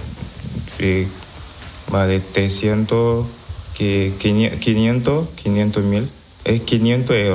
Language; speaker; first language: Spanish; non-native, learner; Wolof